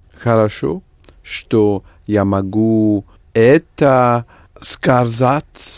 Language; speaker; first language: Russian; non-native, learner; English